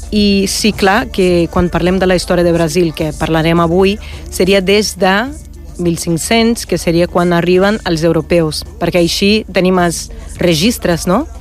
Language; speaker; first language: Catalan; non-native, fluent; Portuguese